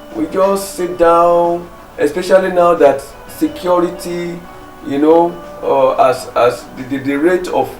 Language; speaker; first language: English; non-native, local second language; Yoruba